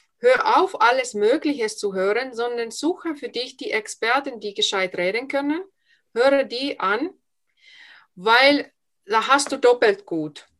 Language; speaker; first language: German; non-native, fluent; Finnish